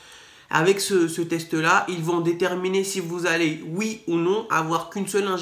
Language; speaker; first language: French; native; French